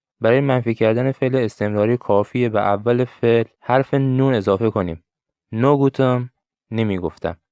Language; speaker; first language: Persian; non-native, local second language; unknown